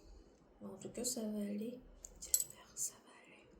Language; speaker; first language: French; non-native, learner; Korean